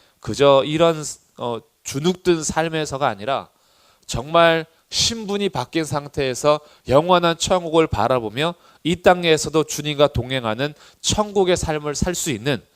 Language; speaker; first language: Korean; native; Korean